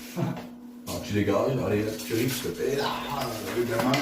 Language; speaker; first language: French; native; French